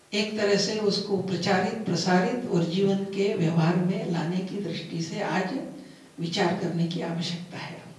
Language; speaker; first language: Hindi; non-native, local second language; Gujarati